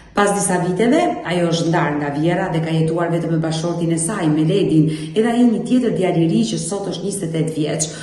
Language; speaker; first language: Albanian; native; Albanian